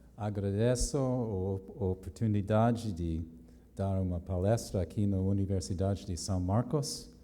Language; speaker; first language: Portuguese; non-native, learner; English